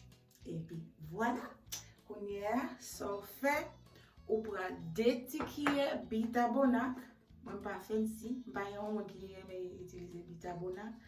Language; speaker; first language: French; non-native, learner; Haitian Creole